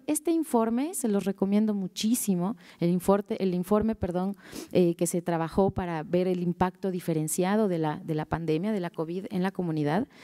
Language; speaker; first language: Spanish; native; Spanish